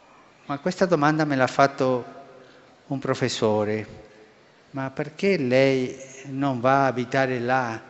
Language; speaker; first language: Italian; non-native, fluent; Spanish